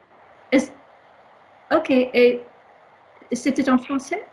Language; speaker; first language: French; non-native, learner; English